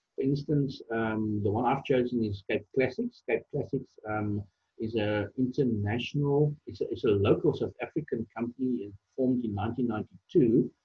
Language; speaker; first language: English; non-native, local second language; Afrikaans